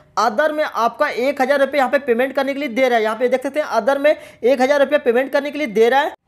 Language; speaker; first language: Hindi; native; Hindi